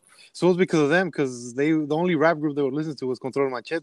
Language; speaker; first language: English; early bilingual, other home language; Spanish